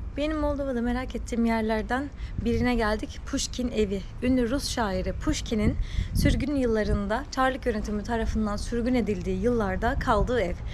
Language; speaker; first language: Turkish; native; Turkish